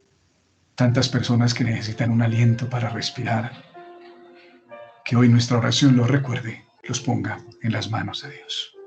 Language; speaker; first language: Spanish; native; Spanish